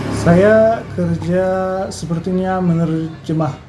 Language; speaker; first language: Indonesian; non-native, learner; Turkish